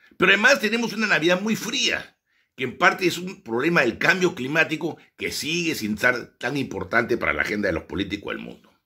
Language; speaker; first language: Spanish; native; Spanish